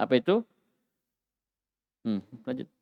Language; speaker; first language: Indonesian; native; Indonesian